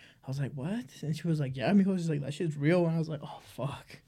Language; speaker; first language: English; early bilingual, other home language; Spanish